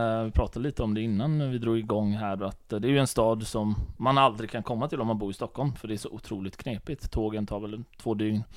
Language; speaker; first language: Swedish; early bilingual, other home language; Bosnian